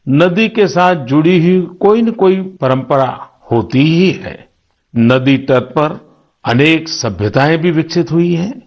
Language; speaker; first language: Hindi; non-native, local second language; Gujarati